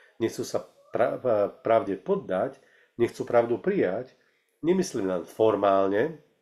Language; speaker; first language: Slovak; native; Slovak